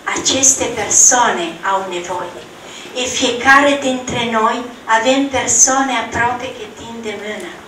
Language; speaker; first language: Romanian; non-native, learner; Italian